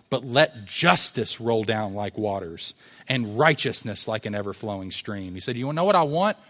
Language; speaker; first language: English; native; English